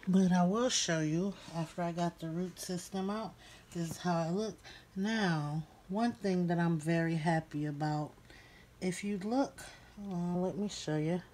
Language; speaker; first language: English; native; English